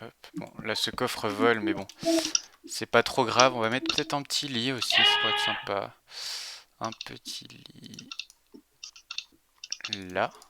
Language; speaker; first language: French; native; French